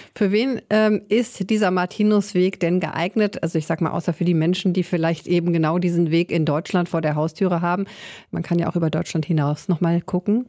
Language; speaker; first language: German; native; German